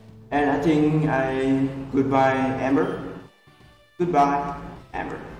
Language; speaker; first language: English; non-native, learner; Vietnamese